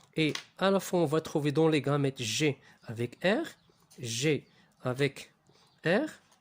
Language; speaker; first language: French; non-native, local second language; Arabic